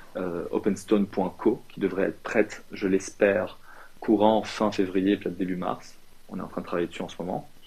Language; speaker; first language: French; non-native, local second language; Arabic